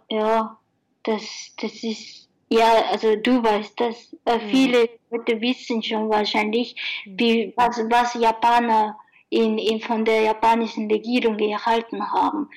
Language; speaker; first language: German; non-native, learner; Japanese